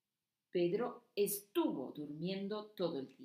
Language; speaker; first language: Spanish; non-native, fluent; German